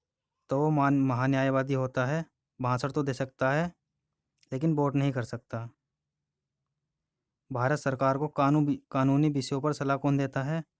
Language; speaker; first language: Hindi; native; Hindi